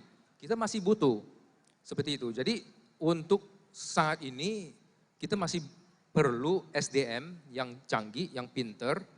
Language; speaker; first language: Indonesian; non-native, fluent; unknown